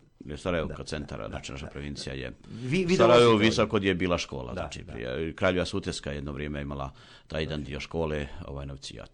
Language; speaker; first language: Croatian; native; Croatian